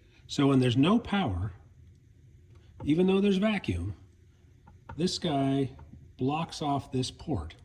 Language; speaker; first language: English; native; English